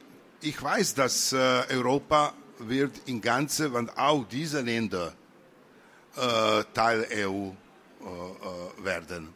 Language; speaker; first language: German; non-native, learner; Serbian